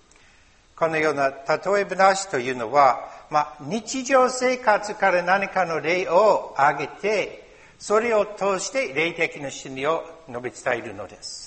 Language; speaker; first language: Japanese; non-native, learner; English